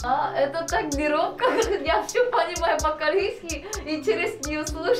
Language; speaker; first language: Russian; non-native, fluent; Korean